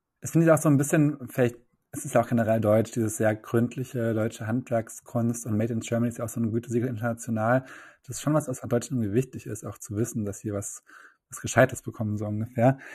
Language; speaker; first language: German; native; German